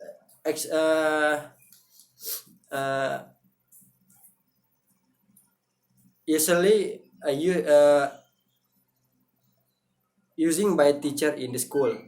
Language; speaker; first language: English; non-native, learner; Indonesian